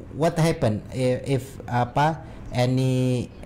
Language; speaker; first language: English; non-native, learner; Indonesian